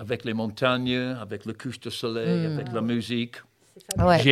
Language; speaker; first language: French; non-native, fluent; English